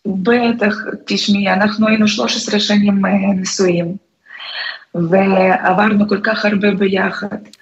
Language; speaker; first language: Hebrew; non-native, fluent; Russian